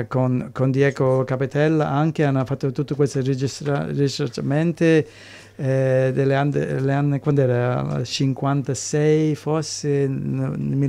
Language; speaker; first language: Italian; early bilingual, heritage; English